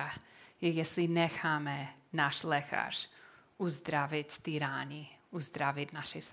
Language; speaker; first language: Czech; non-native, fluent; English